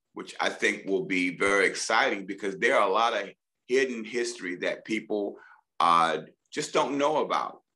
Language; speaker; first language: English; native; English